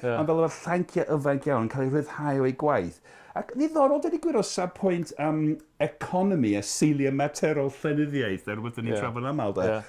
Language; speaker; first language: Welsh; non-native, fluent; English